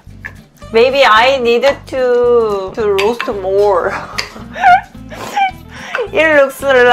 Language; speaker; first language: English; non-native, learner; Korean